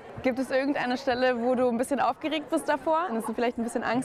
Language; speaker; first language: German; native; German